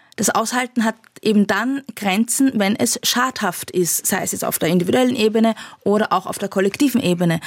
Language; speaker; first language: German; native; German